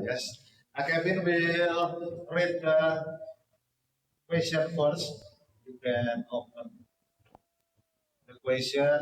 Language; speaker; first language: English; non-native, learner; Indonesian